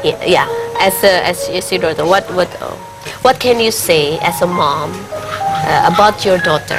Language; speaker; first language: English; non-native, learner; Indonesian